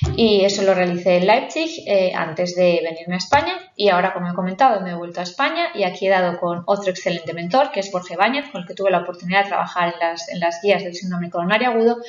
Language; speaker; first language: Spanish; native; Spanish